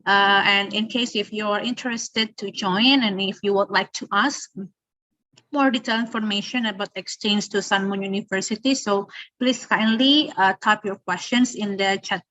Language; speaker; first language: English; non-native, fluent; Indonesian